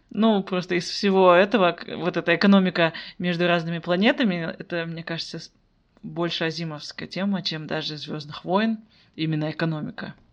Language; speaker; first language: Russian; native; Russian